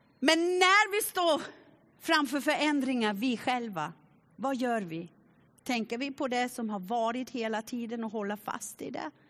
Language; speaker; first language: Swedish; non-native, fluent; German